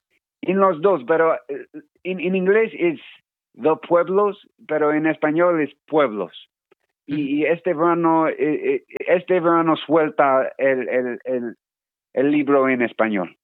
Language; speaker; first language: Spanish; non-native, learner; English